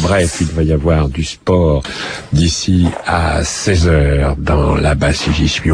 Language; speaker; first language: French; native; French